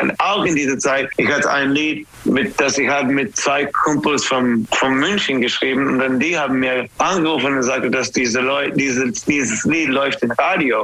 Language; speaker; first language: German; non-native, fluent; English